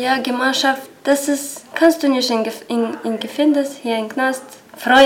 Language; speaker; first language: German; non-native, learner; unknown